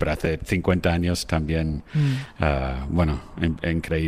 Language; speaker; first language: Spanish; non-native, fluent; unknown